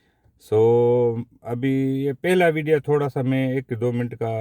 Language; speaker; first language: Hindi; non-native, local second language; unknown